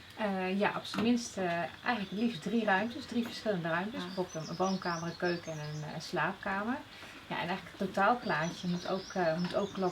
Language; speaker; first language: Dutch; native; Dutch